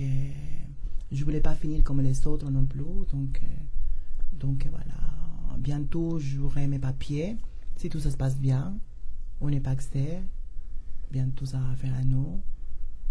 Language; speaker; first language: French; non-native, learner; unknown